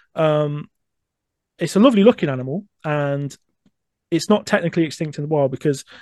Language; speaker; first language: English; native; English